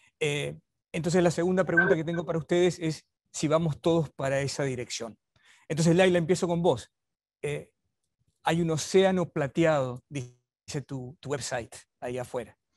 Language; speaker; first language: Spanish; native; Spanish